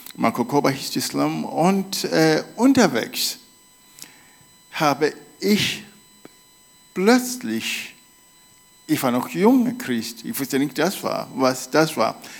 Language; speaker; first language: German; non-native, fluent; Shona